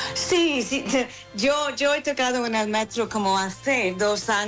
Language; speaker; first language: Spanish; non-native, fluent; English